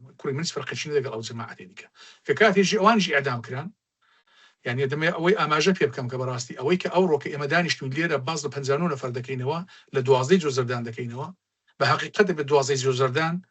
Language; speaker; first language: Central Kurdish; native; Central Kurdish